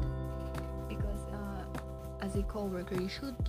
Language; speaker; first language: English; non-native, local second language; Filipino